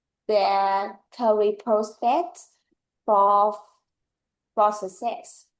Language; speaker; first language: English; non-native, learner; Vietnamese